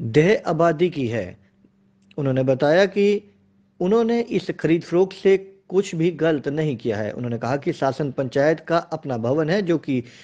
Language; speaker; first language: Hindi; native; Hindi